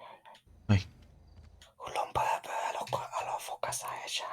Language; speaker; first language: Romanian; native; Romanian